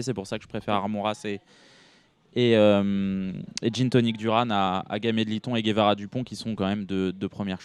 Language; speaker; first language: French; native; French